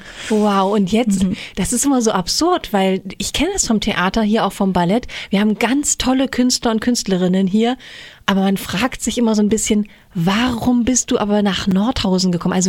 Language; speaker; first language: German; native; German